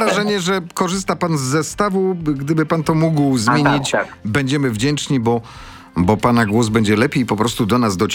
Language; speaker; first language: Polish; native; Polish